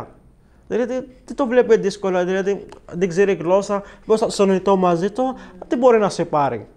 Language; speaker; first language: Greek; non-native, learner; Arabic